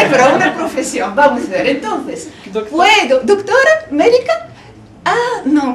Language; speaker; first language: Spanish; non-native, fluent; Bulgarian